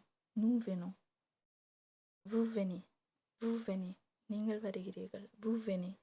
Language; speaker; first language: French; non-native, fluent; Tamil